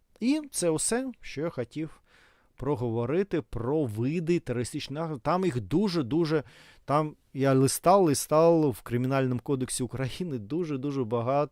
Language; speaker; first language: Ukrainian; non-native, fluent; Russian